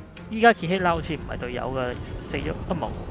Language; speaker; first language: Chinese; native; Chinese